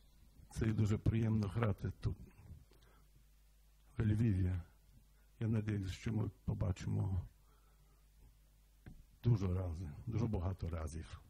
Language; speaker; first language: Ukrainian; non-native, learner; Polish